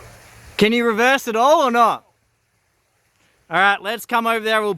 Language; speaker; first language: English; native; English